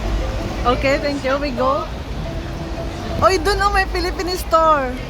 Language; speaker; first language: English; non-native, learner; Filipino